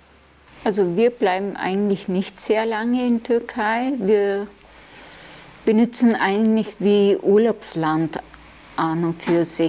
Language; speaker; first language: German; early bilingual, other home language; Turkish